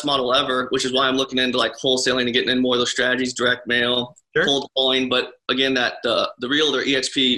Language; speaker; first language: English; native; English